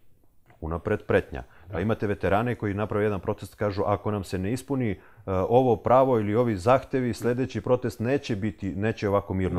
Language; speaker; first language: Serbian; native; Serbian